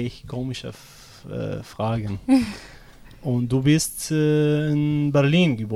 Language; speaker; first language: German; non-native, learner; Arabic